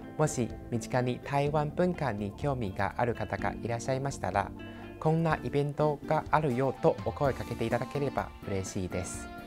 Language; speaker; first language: Japanese; non-native, fluent; Chinese